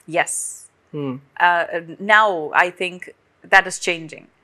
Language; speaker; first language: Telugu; non-native, fluent; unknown